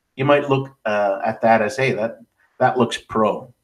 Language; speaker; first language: English; native; English